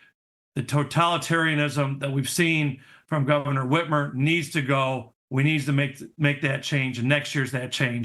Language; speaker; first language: English; native; English